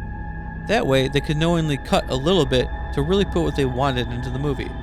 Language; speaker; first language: English; native; English